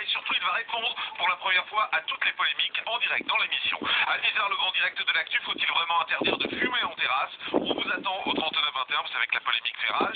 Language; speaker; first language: French; native; French